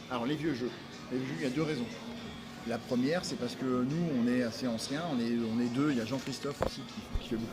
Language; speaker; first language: French; native; French